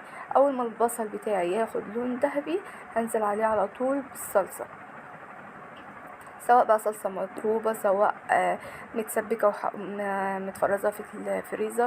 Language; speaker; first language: Arabic; native; Arabic